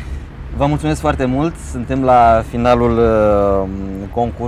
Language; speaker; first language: Romanian; native; Romanian